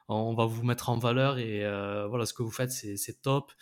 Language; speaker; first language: French; native; French